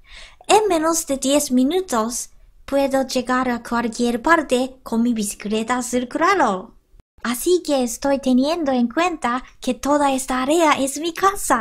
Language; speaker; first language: Spanish; non-native, learner; Japanese